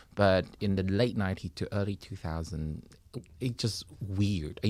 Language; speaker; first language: English; non-native, fluent; Chinese